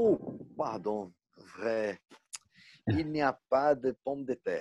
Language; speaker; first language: French; non-native, learner; Portuguese